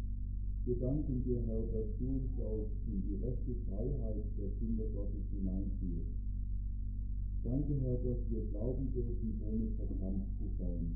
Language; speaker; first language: German; native; German